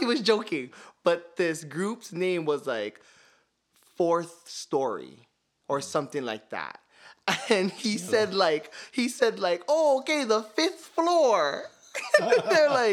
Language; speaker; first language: English; early bilingual, other home language; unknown